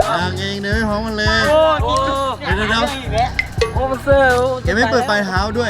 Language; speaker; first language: Thai; native; Thai